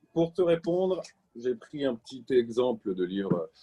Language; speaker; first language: French; native; French